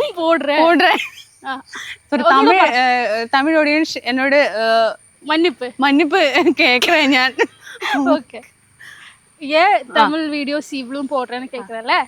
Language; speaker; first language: Tamil; non-native, learner; Malayalam